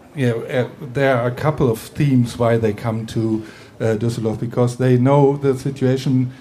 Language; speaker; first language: English; non-native, fluent; German